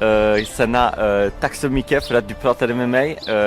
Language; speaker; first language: Swedish; non-native, fluent; French